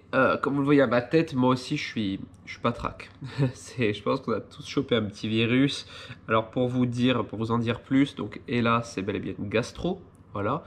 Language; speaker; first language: French; native; French